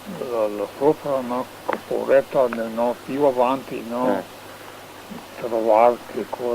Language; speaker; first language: Italian; non-native, learner; Slovenian